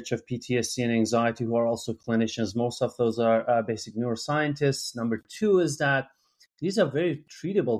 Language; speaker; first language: English; non-native, fluent; Persian